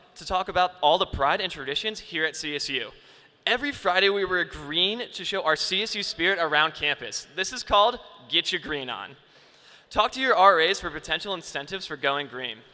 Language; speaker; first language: English; native; English